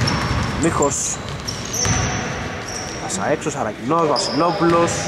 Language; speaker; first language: Greek; native; Greek